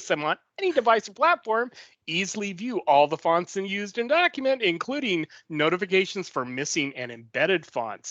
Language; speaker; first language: English; native; English